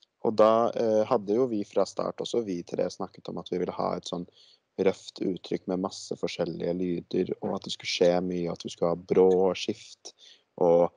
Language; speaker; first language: Norwegian; native; Norwegian